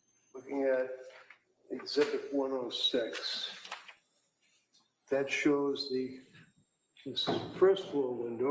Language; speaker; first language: English; native; English